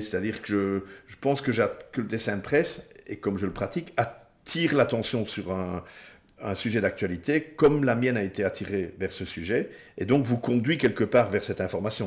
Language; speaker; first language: French; native; French